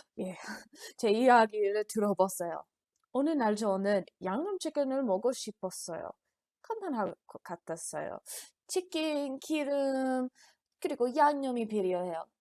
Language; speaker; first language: Korean; non-native, learner; English